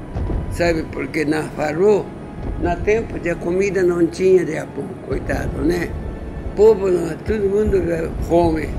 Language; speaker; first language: Portuguese; non-native, learner; Japanese